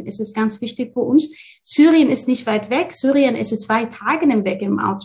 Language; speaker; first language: German; non-native, fluent; Arabic